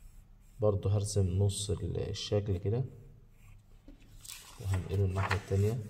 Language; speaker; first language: Arabic; native; Arabic